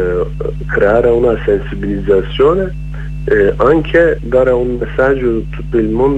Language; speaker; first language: Italian; non-native, learner; Kurdish